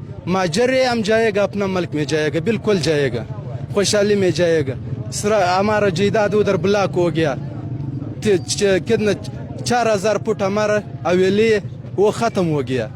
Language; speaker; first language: Hindi; non-native, local second language; Pashto